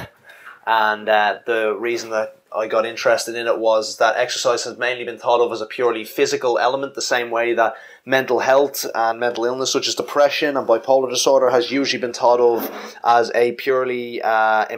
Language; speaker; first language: English; native; English